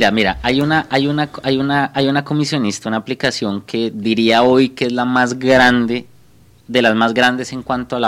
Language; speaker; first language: Spanish; native; Spanish